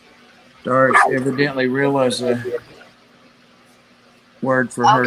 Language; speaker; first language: English; native; English